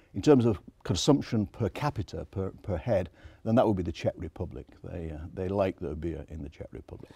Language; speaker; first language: English; native; English